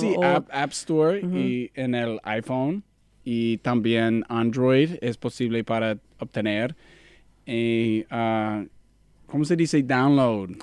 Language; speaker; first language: Spanish; non-native, learner; English